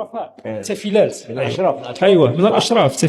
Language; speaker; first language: Arabic; native; Arabic